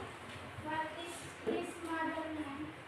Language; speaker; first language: English; non-native, learner; Indonesian